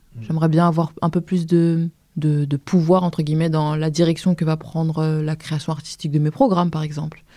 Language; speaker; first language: French; native; French